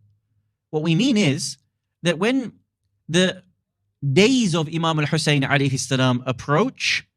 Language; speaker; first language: English; native; English